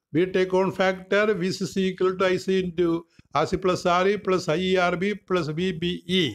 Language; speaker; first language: English; non-native, local second language; Malayalam